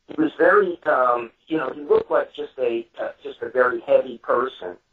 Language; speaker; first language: English; native; English